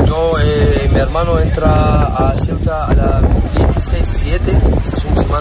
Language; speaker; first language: Spanish; non-native, learner; Arabic